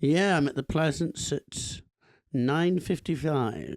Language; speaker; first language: English; native; English